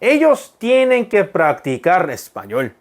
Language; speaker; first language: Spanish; non-native, fluent; Korean